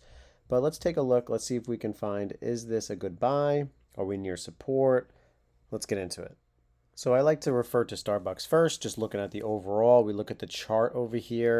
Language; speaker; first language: English; native; English